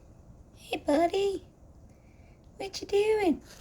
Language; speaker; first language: English; native; English